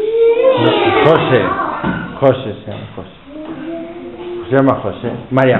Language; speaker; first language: Spanish; native; Spanish